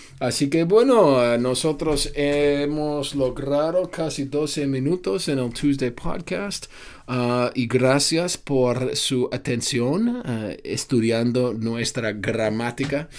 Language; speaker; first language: Spanish; non-native, fluent; English